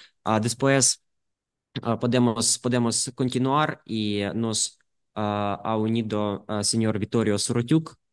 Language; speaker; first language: Spanish; non-native, fluent; Ukrainian